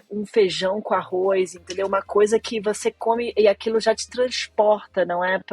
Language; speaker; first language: Portuguese; early bilingual, other home language; Spanish